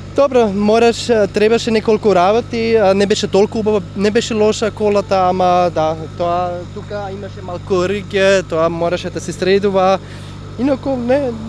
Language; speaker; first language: Macedonian; non-native, learner; German